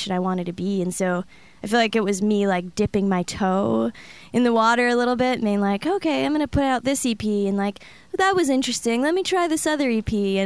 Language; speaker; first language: English; native; English